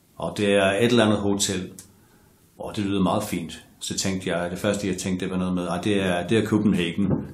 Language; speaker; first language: Danish; non-native, fluent; English